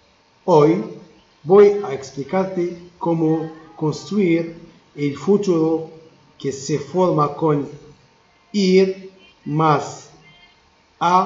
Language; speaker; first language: Spanish; non-native, learner; Arabic